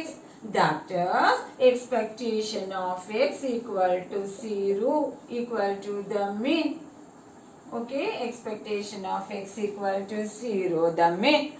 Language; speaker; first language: English; non-native, local second language; Malayalam